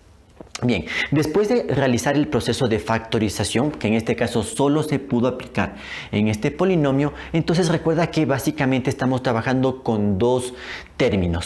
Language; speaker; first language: Spanish; native; Spanish